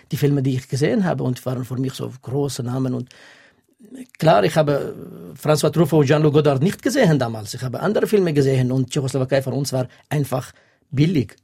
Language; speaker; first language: German; non-native, fluent; Kurdish